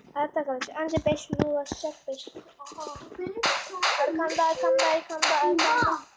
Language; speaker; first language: Turkish; early bilingual, heritage; Turkish